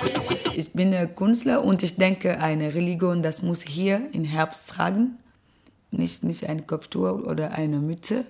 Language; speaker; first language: German; non-native, learner; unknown